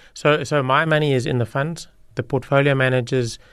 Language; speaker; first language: English; native; English